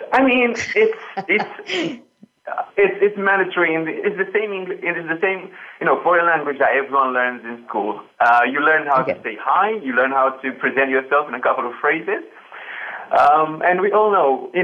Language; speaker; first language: English; non-native, fluent; Romanian